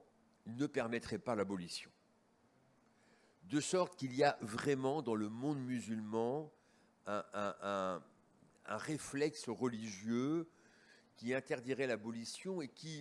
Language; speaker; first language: French; native; French